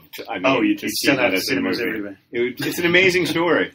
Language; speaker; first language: English; native; English